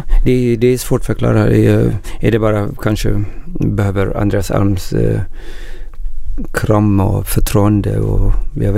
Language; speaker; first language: Swedish; non-native, learner; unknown